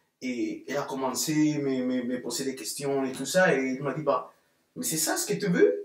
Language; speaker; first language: French; non-native, fluent; Spanish